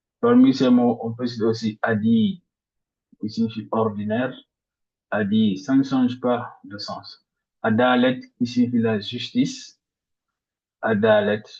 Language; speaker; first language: French; non-native, local second language; Arabic